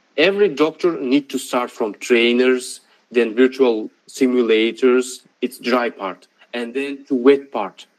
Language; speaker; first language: English; non-native, fluent; Russian